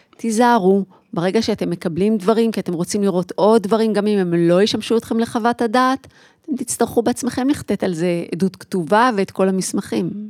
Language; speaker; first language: Hebrew; native; Hebrew